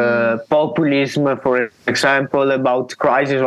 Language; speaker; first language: English; non-native, learner; Italian